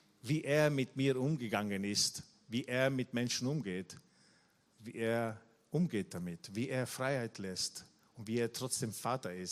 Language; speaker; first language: German; non-native, fluent; Italian